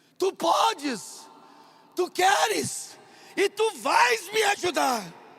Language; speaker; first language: Portuguese; non-native, local second language; German